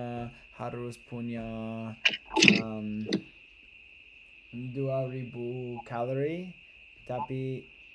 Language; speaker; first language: Indonesian; non-native, learner; English